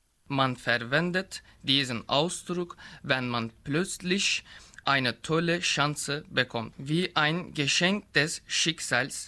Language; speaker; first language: German; non-native, learner; Turkish